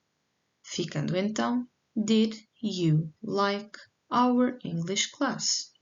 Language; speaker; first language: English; non-native, fluent; Portuguese